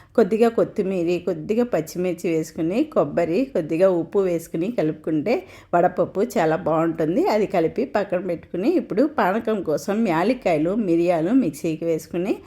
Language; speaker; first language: Telugu; non-native, local second language; Tamil